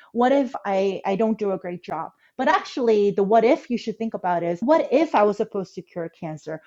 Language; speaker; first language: English; early bilingual, other home language; Korean